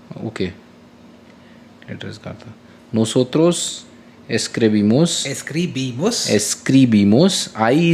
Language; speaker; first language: Spanish; non-native, learner; Hindi